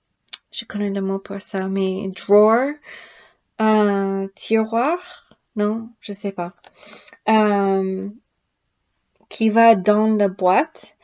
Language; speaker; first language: French; non-native, learner; English